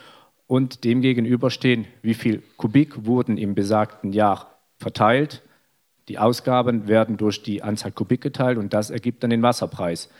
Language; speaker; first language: German; native; German